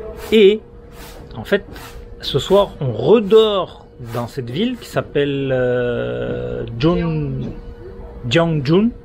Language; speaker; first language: French; native; French